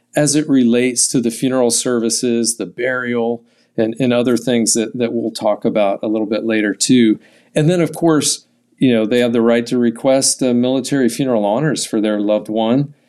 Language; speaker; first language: English; native; English